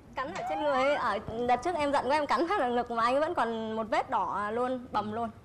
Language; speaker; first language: Vietnamese; native; Vietnamese